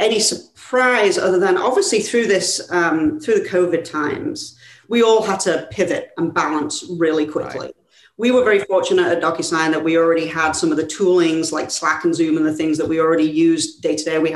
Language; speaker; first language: English; native; English